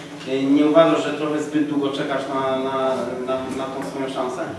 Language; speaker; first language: Polish; native; Polish